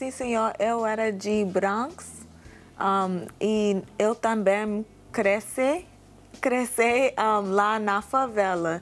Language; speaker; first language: Portuguese; non-native, learner; English